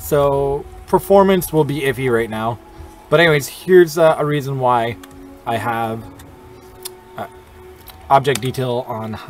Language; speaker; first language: English; native; English